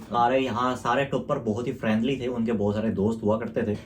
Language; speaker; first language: Hindi; non-native, fluent; Korean